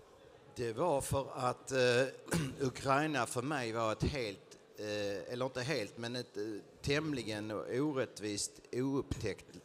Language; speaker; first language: Swedish; native; Swedish